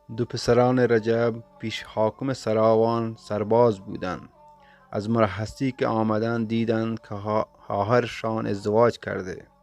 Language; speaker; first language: Persian; non-native, local second language; Baluchi